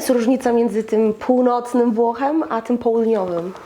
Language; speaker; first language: Polish; native; Polish